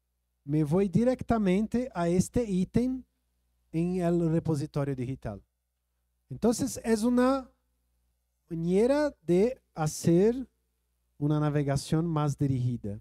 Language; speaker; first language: Spanish; non-native, fluent; Portuguese